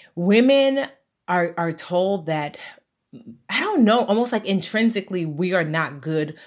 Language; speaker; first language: English; early bilingual, other home language; Yoruba